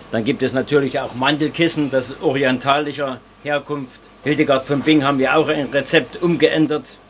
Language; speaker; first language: German; native; German